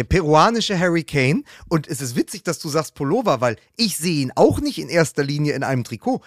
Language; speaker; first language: German; native; German